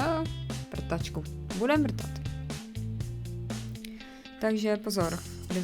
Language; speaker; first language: Czech; native; Czech